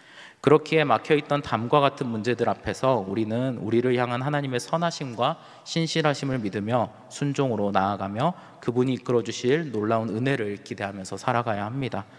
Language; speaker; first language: Korean; native; Korean